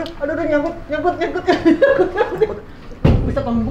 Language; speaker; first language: Indonesian; native; Indonesian